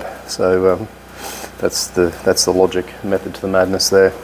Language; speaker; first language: English; native; English